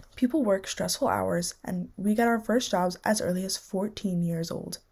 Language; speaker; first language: English; native; English